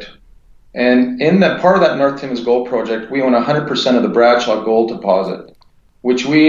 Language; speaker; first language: English; native; English